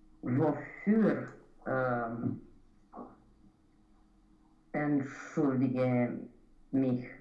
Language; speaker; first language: German; non-native, learner; Romanian